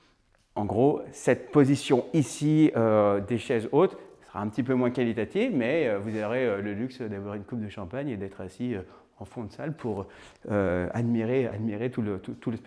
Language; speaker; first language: French; native; French